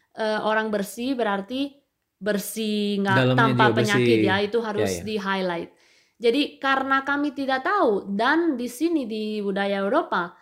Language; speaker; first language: Indonesian; non-native, fluent; Spanish